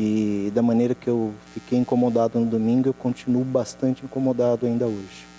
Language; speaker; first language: Portuguese; native; Portuguese